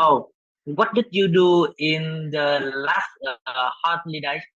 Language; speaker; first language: English; non-native, learner; Vietnamese